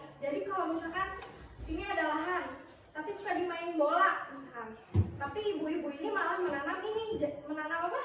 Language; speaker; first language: Indonesian; native; Indonesian